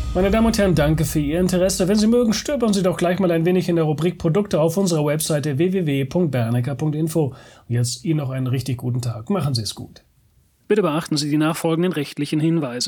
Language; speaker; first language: German; native; German